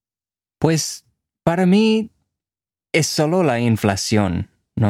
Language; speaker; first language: Spanish; non-native, fluent; English